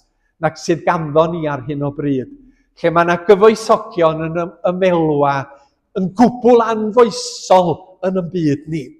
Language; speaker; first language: Welsh; native; Welsh